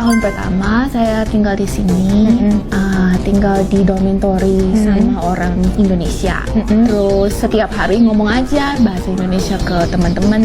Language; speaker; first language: Indonesian; non-native, fluent; Vietnamese